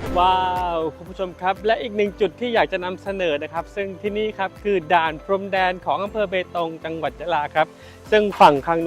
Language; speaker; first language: Thai; native; Thai